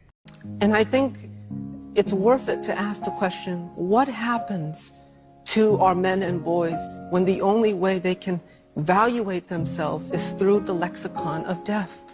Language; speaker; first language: English; early bilingual, other home language; Vietnamese